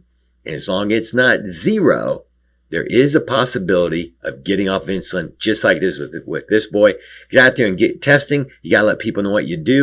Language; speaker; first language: English; native; English